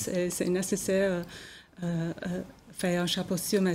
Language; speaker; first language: French; non-native, learner; English